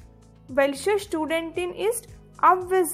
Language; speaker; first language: German; non-native, learner; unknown